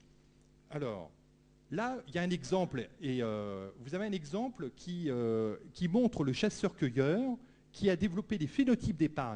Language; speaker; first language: French; native; French